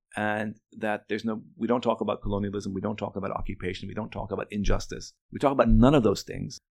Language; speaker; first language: English; early bilingual, other home language; Arabic